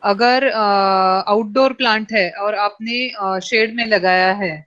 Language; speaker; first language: Hindi; non-native, local second language; Marathi